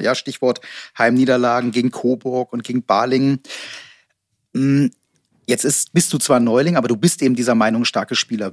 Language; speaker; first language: German; native; German